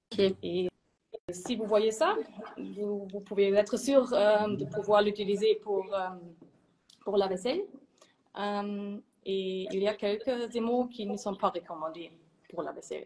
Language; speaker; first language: French; non-native, fluent; German